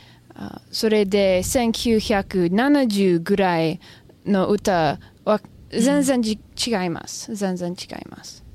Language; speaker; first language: Japanese; non-native, learner; English